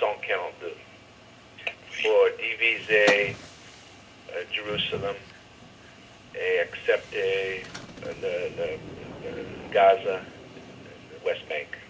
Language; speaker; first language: French; non-native, learner; English